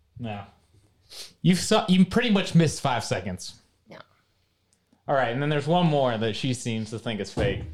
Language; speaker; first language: English; native; English